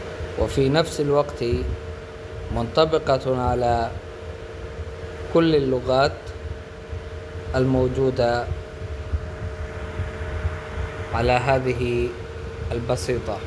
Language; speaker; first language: Arabic; non-native, fluent; Urdu